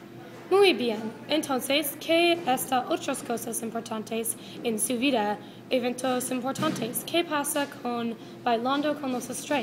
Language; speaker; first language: Spanish; non-native, learner; English